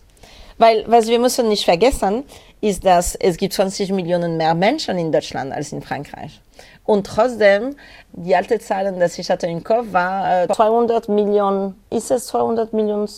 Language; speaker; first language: German; non-native, learner; French